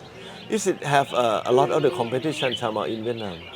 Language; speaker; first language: English; non-native, learner; Thai